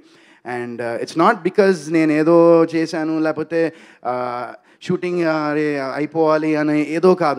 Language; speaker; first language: Telugu; native; Telugu